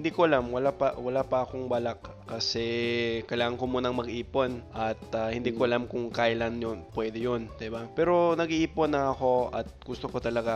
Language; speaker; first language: Filipino; non-native, fluent; English